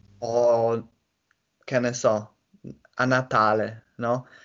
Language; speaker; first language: Italian; non-native, learner; English